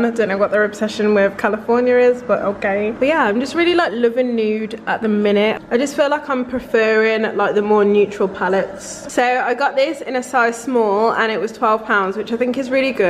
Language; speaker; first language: English; native; English